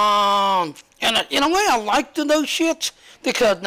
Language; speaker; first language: English; native; English